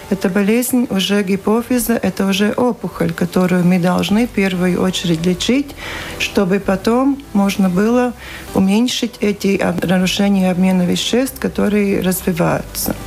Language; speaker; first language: Russian; non-native, local second language; Latvian